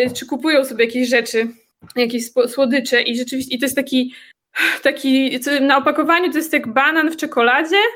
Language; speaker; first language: Polish; native; Polish